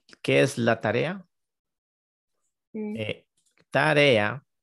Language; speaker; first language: Spanish; non-native, fluent; English